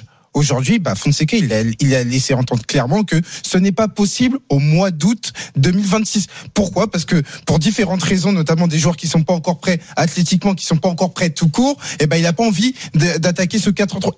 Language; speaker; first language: French; native; French